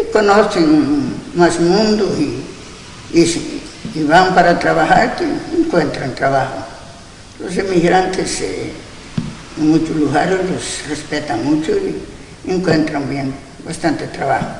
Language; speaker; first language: Spanish; non-native, local second language; Galician